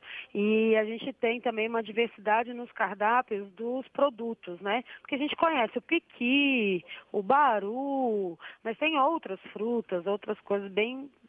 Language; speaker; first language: Portuguese; native; Portuguese